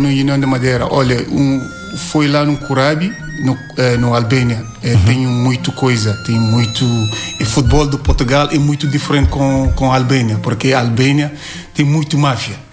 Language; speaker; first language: Portuguese; non-native, learner; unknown